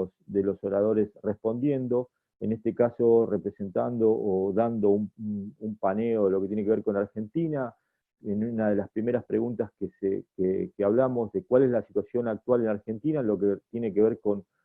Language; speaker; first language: Spanish; native; Spanish